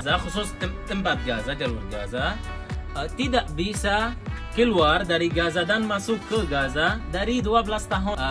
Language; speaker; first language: Indonesian; non-native, learner; Arabic